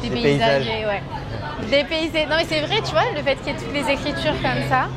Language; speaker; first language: French; native; French